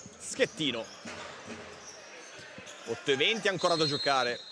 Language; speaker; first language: Italian; native; Italian